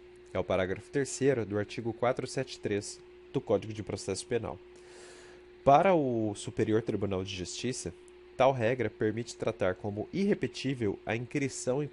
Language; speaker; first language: Portuguese; native; Portuguese